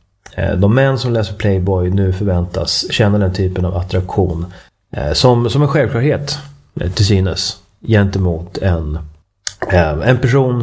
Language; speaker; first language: Swedish; native; Swedish